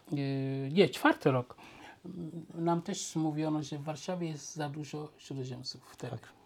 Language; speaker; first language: Polish; non-native, fluent; Wolof